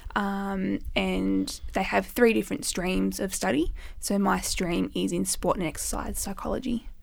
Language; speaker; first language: English; native; English